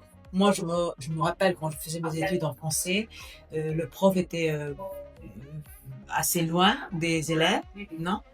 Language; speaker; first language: French; non-native, fluent; Spanish